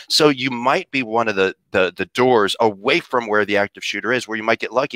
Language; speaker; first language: English; native; English